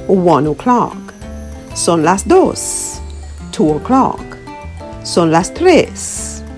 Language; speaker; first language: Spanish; non-native, learner; English